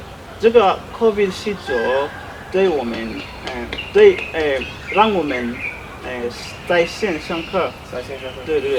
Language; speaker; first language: Chinese; non-native, learner; Swahili